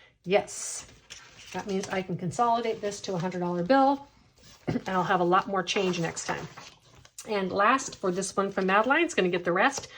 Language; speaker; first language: English; native; English